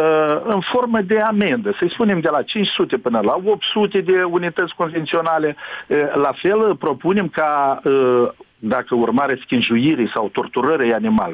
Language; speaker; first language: Romanian; native; Romanian